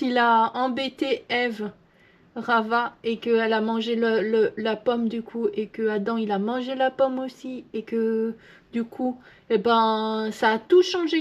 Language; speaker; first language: French; native; French